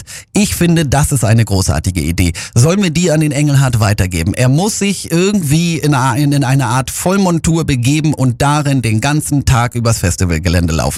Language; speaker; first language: German; native; German